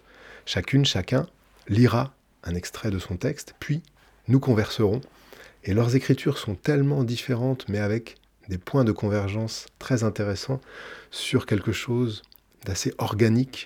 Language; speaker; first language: French; native; French